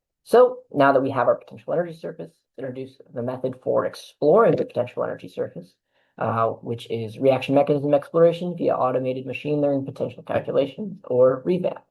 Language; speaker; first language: English; native; English